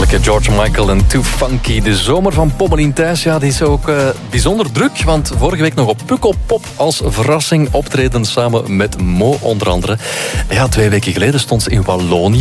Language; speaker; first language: Dutch; native; Dutch